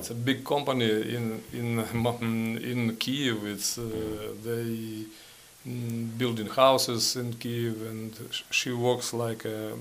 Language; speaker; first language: English; non-native, learner; Ukrainian